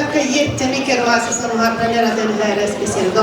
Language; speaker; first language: Swedish; non-native, fluent; Kinyarwanda